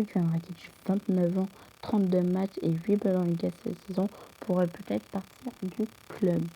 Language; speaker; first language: French; native; French